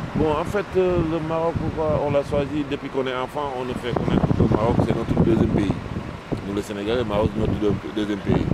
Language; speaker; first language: French; non-native, local second language; Wolof